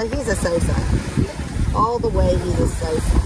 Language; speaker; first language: English; native; English